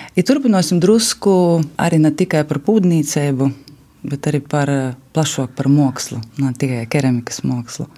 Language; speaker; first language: Latvian; native; Latvian